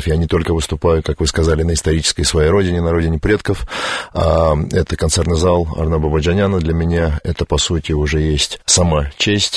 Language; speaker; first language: Russian; native; Russian